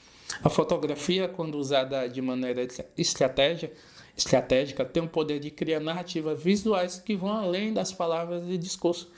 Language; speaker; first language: Portuguese; native; Portuguese